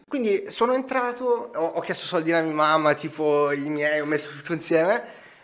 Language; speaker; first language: Italian; native; Italian